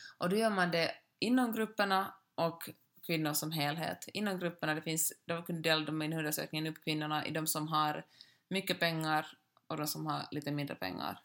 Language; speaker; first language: Swedish; native; Swedish